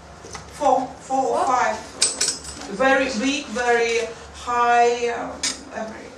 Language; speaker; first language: English; non-native, learner; Russian